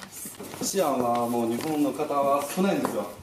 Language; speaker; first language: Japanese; non-native, fluent; Chinese